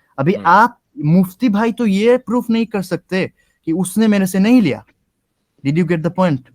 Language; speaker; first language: Hindi; non-native, fluent; Bangla